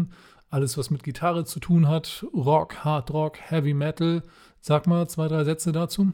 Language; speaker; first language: German; native; German